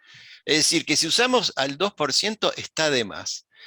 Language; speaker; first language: Spanish; native; Spanish